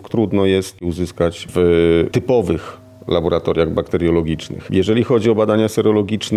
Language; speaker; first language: Polish; native; Polish